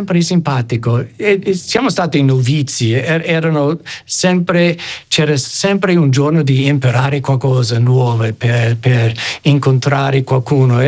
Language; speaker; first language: Italian; non-native, fluent; English